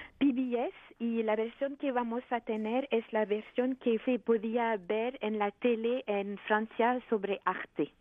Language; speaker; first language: Spanish; non-native, fluent; French